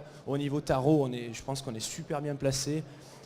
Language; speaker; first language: French; native; French